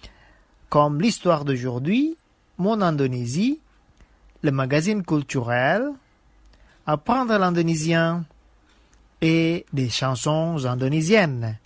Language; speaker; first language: French; non-native, fluent; Indonesian